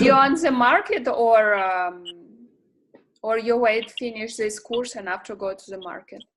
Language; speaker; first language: English; non-native, learner; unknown